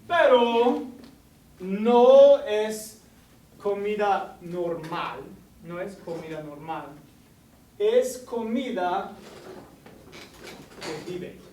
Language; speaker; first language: Spanish; non-native, fluent; English